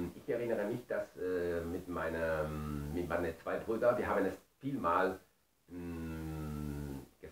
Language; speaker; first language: German; non-native, fluent; Spanish